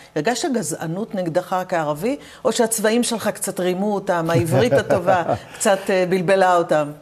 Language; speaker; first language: Hebrew; native; Hebrew